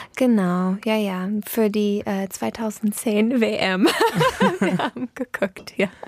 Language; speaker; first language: German; non-native, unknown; English